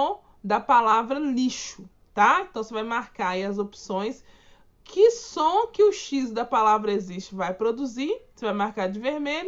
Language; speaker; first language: Portuguese; native; Portuguese